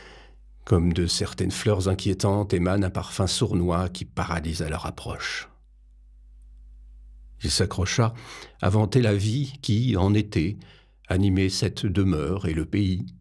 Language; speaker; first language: French; native; French